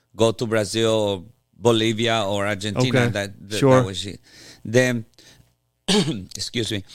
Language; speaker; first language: English; non-native, fluent; Spanish